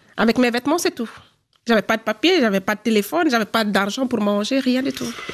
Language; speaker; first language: French; non-native, local second language; Fula